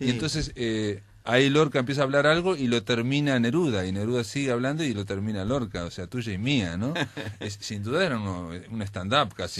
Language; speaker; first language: Spanish; native; Spanish